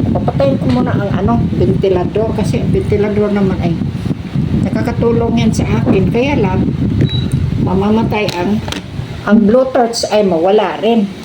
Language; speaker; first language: Filipino; non-native, local second language; Cebuano